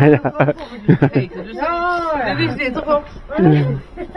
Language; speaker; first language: Dutch; native; Dutch